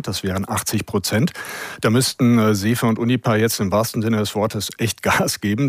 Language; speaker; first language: German; native; German